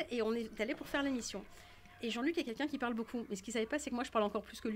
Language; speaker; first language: French; native; French